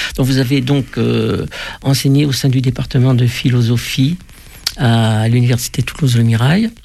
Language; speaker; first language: French; native; French